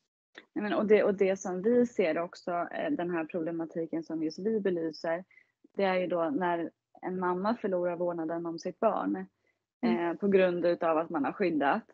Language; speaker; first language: Swedish; native; Swedish